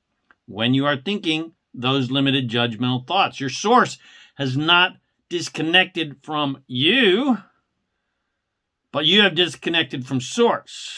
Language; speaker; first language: English; native; English